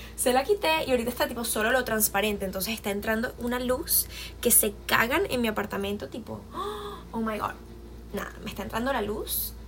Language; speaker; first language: Spanish; native; Spanish